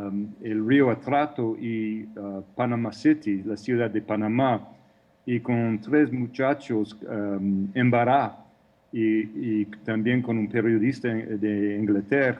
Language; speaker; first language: Spanish; non-native, fluent; English